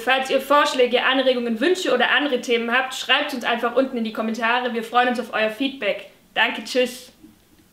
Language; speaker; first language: German; native; German